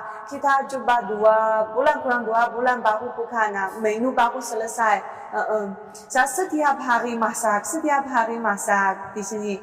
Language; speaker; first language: Indonesian; non-native, learner; Chinese